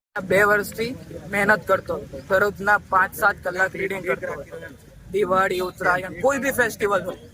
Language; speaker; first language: Gujarati; non-native, local second language; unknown